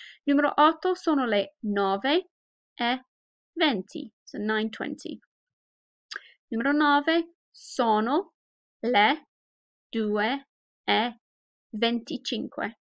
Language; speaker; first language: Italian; non-native, fluent; English